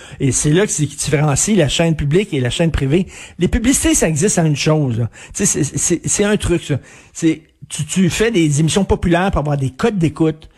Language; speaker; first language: French; native; French